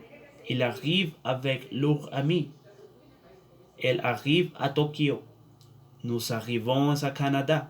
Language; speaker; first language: French; non-native, learner; Spanish